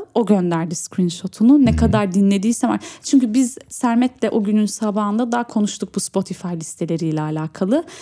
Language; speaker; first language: Turkish; early bilingual, heritage; Turkish